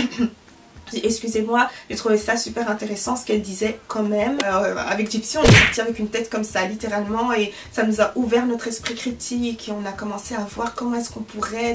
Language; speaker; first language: French; early bilingual, other home language; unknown